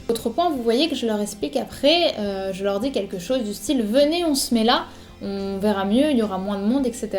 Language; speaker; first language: French; native; French